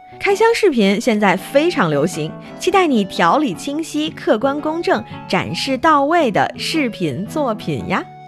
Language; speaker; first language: Chinese; native; Chinese